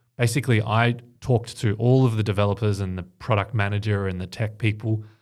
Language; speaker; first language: English; native; English